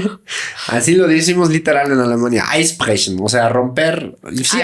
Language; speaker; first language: Spanish; native; Spanish